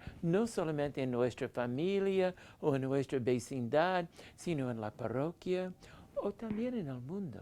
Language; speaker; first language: Spanish; non-native, fluent; English